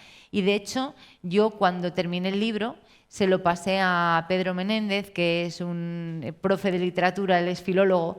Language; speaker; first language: Spanish; native; Spanish